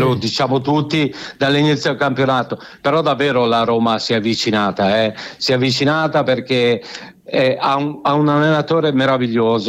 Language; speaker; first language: Italian; native; Italian